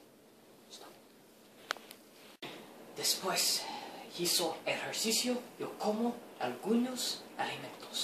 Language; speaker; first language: Spanish; non-native, learner; English